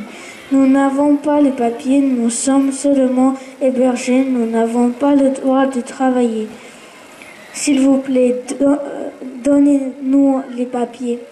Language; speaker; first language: French; non-native, learner; Georgian